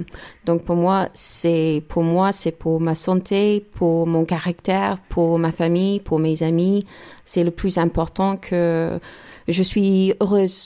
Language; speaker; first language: French; non-native, learner; English